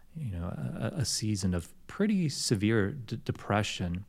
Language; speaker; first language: English; native; English